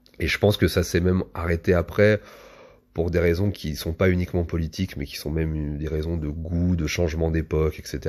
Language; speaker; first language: French; native; French